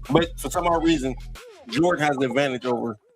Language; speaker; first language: English; native; English